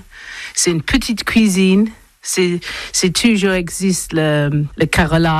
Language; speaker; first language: French; non-native, learner; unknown